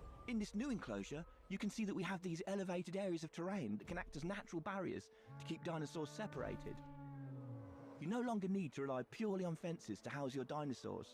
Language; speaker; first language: English; native; English